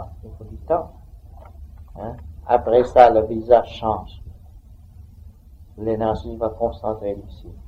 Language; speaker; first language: French; non-native, learner; Vietnamese